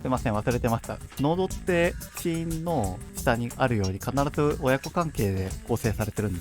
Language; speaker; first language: Japanese; native; Japanese